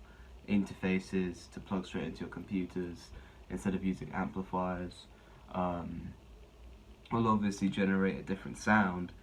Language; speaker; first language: English; native; English